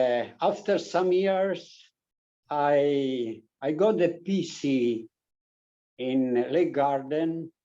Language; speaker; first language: English; non-native, learner; Italian